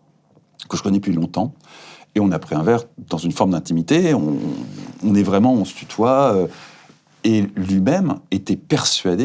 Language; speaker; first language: French; native; French